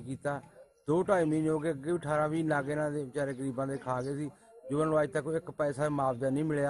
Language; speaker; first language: Punjabi; native; Punjabi